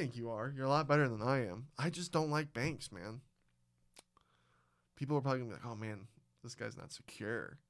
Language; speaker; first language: English; native; English